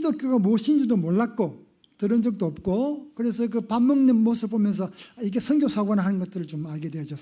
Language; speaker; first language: Korean; native; Korean